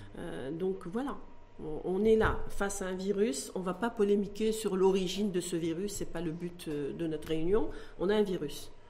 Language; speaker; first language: French; non-native, local second language; Arabic